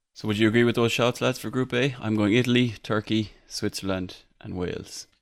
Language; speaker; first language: English; native; English